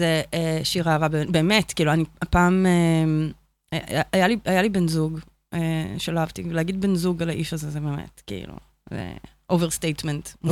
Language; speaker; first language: Hebrew; native; Hebrew